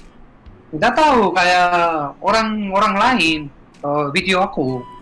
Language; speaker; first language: Indonesian; non-native, fluent; Hebrew